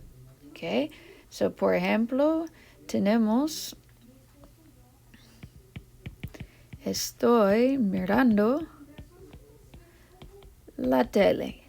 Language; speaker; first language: Spanish; non-native, fluent; English